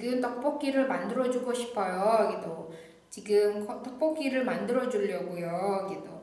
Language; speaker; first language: Korean; non-native, fluent; Indonesian